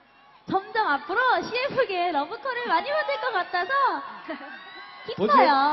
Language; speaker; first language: Korean; native; Korean